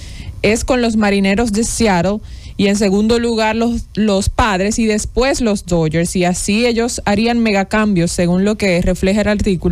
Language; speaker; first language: Spanish; native; Spanish